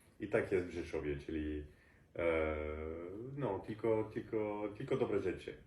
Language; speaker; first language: Polish; non-native, fluent; French